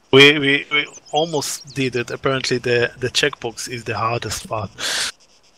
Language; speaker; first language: English; non-native, fluent; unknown